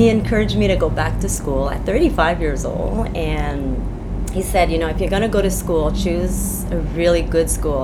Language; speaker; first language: English; non-native, fluent; French